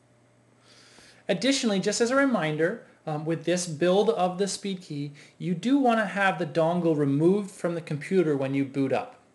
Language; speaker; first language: English; native; English